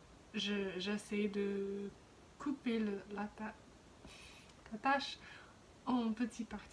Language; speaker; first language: French; non-native, fluent; English